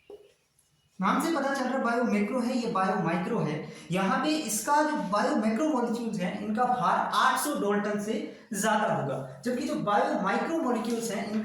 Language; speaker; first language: Hindi; native; Hindi